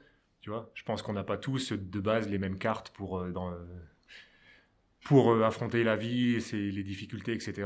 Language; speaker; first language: French; native; French